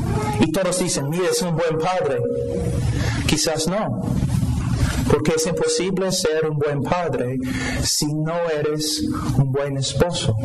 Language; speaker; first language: Spanish; non-native, fluent; English